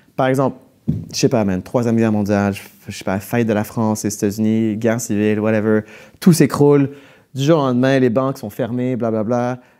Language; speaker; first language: French; native; French